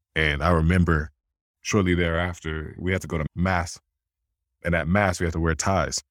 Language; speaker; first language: English; early bilingual, other home language; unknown